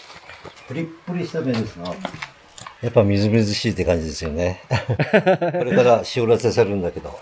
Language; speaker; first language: Japanese; native; Japanese